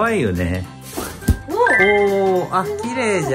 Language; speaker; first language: Japanese; native; Japanese